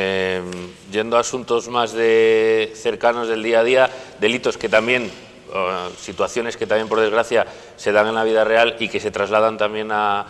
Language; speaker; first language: Spanish; native; Spanish